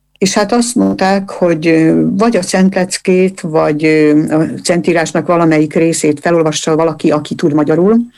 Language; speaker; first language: Hungarian; native; Hungarian